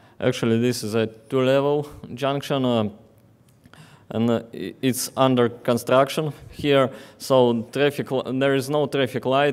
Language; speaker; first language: English; non-native, fluent; Russian